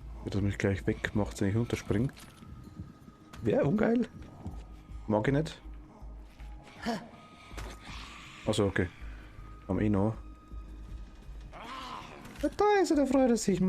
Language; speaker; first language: German; native; German